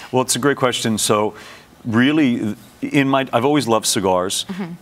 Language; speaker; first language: English; native; English